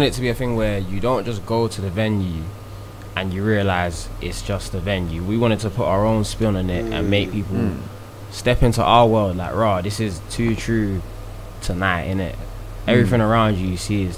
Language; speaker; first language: English; native; English